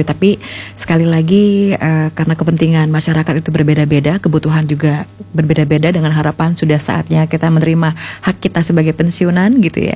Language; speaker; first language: Indonesian; native; Indonesian